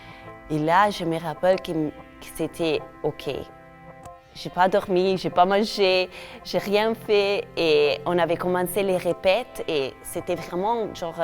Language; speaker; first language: French; non-native, fluent; Italian